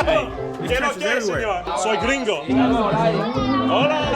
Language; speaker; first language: Spanish; non-native, learner; English